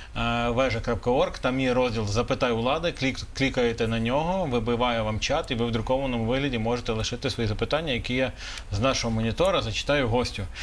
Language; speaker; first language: Ukrainian; native; Ukrainian